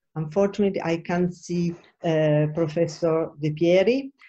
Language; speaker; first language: English; non-native, fluent; Italian